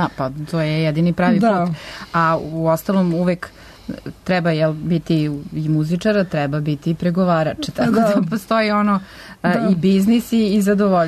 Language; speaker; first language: Serbian; native; Serbian